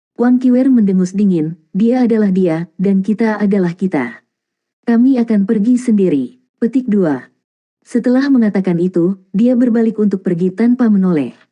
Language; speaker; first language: Indonesian; native; Indonesian